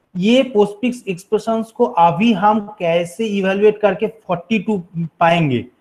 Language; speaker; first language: Hindi; non-native, local second language; Bangla